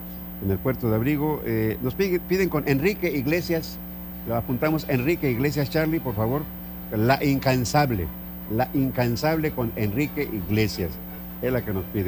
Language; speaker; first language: Spanish; native; Spanish